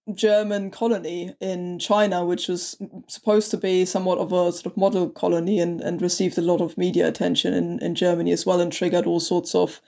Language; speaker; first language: English; non-native, fluent; German